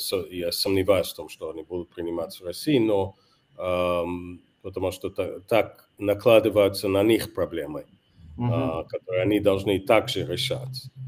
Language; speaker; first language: Russian; non-native, fluent; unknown